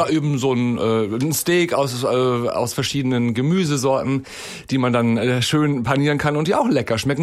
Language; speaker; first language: German; native; German